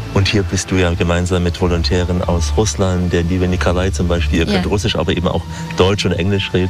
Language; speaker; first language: German; native; German